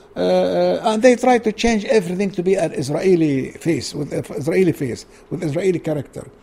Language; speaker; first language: English; non-native, learner; Arabic